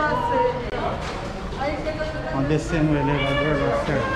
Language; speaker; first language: Portuguese; native; Portuguese